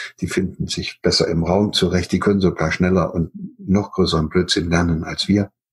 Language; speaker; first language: German; native; German